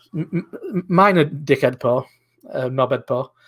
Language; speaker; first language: English; native; English